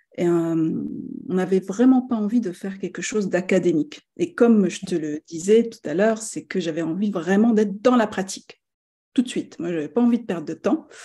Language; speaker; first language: French; non-native, local second language; Arabic